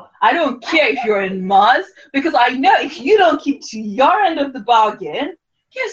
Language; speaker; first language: English; non-native, local second language; Yoruba